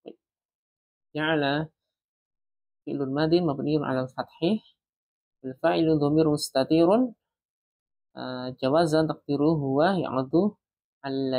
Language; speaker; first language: Arabic; non-native, learner; Indonesian